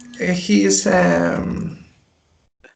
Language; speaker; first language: English; non-native, learner; Spanish